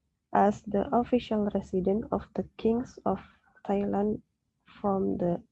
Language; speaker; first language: English; non-native, learner; Indonesian